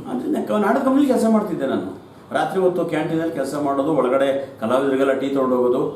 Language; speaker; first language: Kannada; native; Kannada